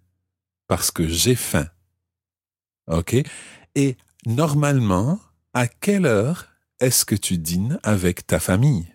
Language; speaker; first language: French; non-native, fluent; English